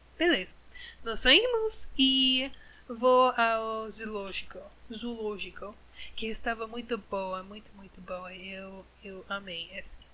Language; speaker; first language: Portuguese; non-native, learner; English